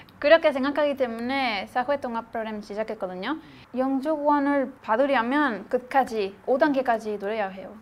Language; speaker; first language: Korean; non-native, learner; Spanish